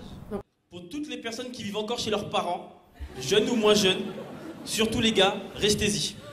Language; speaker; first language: French; early bilingual, other home language; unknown